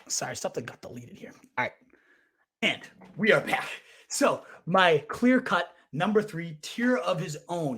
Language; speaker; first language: English; native; English